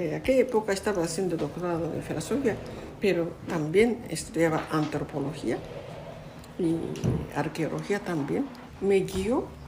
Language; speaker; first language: Spanish; non-native, fluent; Japanese